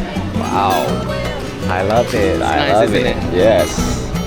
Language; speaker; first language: English; non-native, learner; Korean